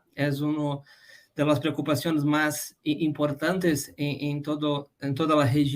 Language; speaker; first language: Spanish; non-native, fluent; Portuguese